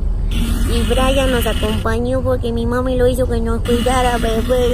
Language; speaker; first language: Spanish; early bilingual, heritage; Spanish